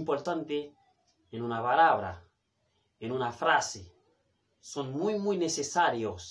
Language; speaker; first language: Spanish; non-native, fluent; Haitian Creole